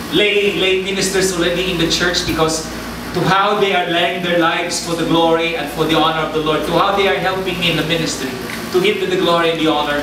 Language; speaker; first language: English; non-native, local second language; Cebuano